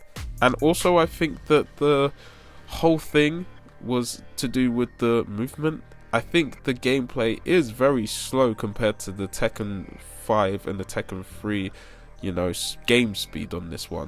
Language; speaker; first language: English; native; English